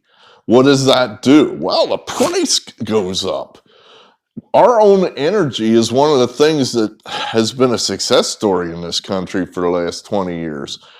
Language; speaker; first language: English; native; English